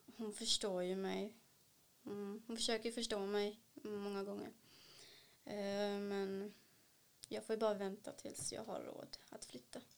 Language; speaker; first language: Swedish; early bilingual, other home language; Kannada